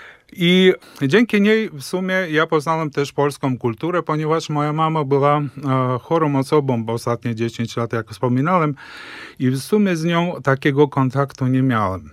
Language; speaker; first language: Polish; early bilingual, heritage; Polish